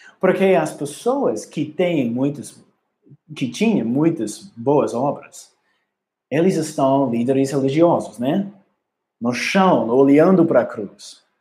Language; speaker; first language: Portuguese; non-native, learner; English